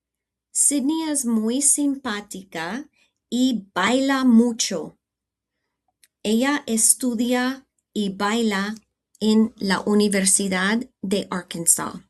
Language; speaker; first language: Spanish; non-native, fluent; English